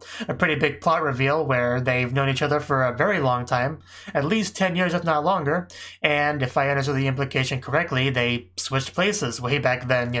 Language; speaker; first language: English; native; English